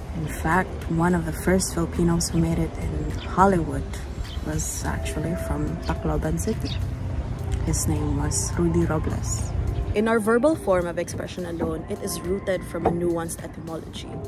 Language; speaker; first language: English; non-native, local second language; Waray